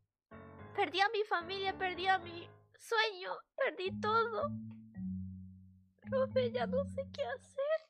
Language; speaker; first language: Spanish; non-native, fluent; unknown